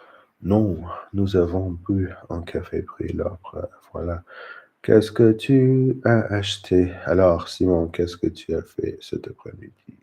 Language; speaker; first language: French; non-native, learner; English